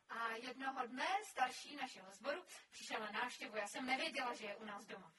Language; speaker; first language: Czech; native; Czech